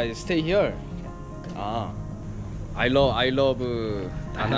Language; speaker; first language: English; non-native, learner; Korean